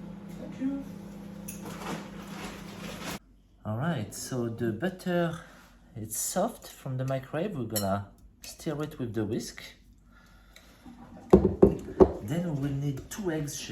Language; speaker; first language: English; non-native, fluent; French